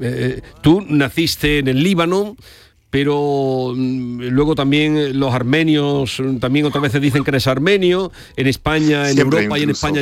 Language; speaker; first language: Spanish; native; Spanish